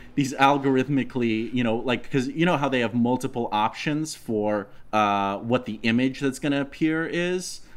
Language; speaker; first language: English; non-native, fluent; Russian